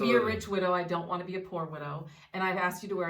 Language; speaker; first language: English; native; English